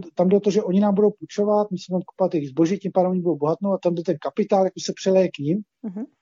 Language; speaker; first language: Czech; native; Czech